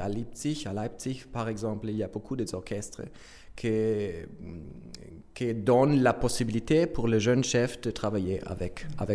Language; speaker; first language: French; non-native, fluent; German